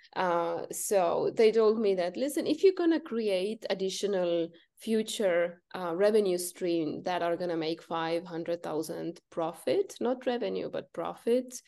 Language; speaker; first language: English; non-native, fluent; Estonian